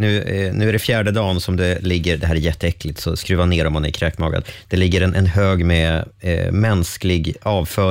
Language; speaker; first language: Swedish; native; Swedish